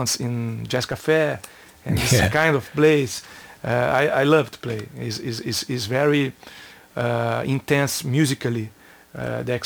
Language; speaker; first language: English; non-native, learner; Portuguese